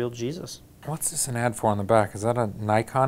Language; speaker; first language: English; native; English